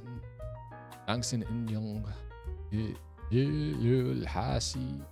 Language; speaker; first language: Korean; non-native, learner; English